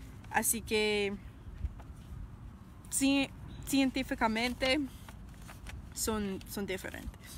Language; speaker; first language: Spanish; non-native, fluent; English